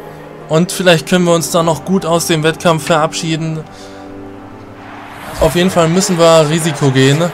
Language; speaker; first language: German; native; German